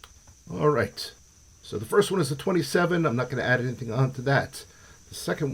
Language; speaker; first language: English; native; English